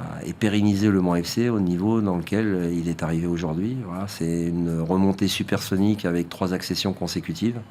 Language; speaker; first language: French; native; French